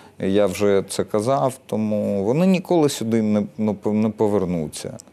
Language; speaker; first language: Ukrainian; non-native, local second language; Russian